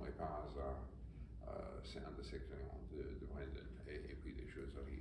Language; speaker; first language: French; non-native, fluent; English